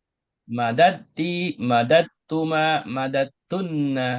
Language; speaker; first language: Arabic; non-native, fluent; Indonesian